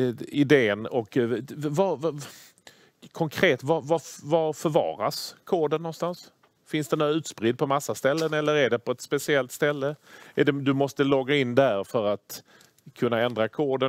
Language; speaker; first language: Swedish; native; Swedish